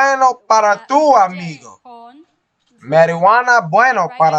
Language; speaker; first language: Spanish; non-native, learner; English